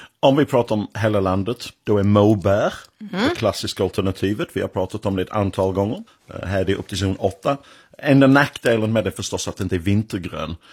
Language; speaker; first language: Swedish; non-native, fluent; English